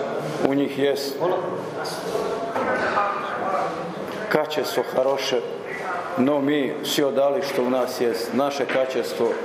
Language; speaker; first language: Russian; non-native, learner; Croatian